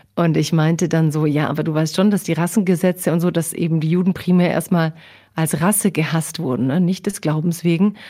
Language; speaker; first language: German; early bilingual, other home language; Croatian